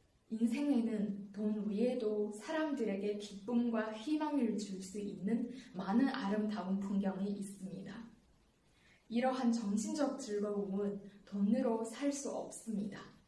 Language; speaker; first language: Korean; non-native, fluent; Chinese